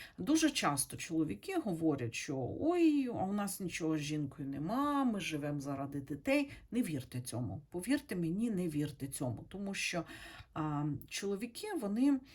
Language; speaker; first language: Ukrainian; non-native, local second language; Russian